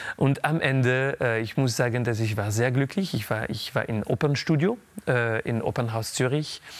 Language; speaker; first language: German; non-native, local second language; French